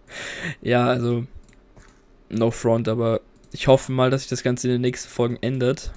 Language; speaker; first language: German; native; German